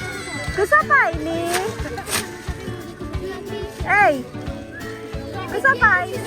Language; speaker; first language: Italian; non-native, learner; Filipino